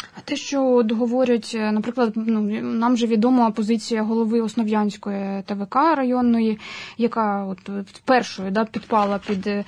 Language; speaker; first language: Ukrainian; native; Ukrainian